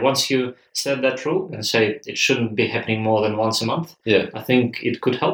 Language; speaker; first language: English; non-native, fluent; Russian